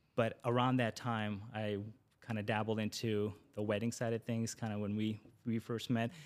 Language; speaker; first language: English; early bilingual, other home language; Urdu